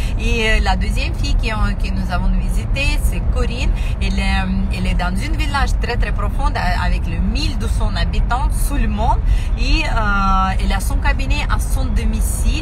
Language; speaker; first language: French; non-native, fluent; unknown